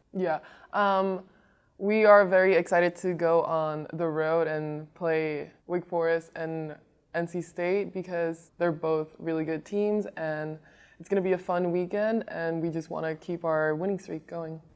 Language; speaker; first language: English; non-native, fluent; Spanish